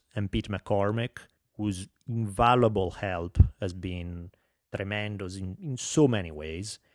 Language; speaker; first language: English; non-native, fluent; Italian